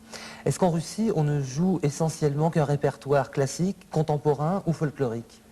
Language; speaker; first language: French; native; French